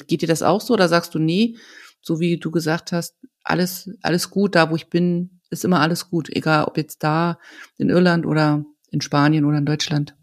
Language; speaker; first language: German; native; German